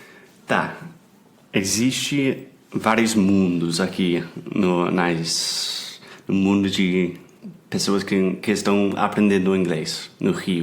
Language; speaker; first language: Portuguese; non-native, fluent; English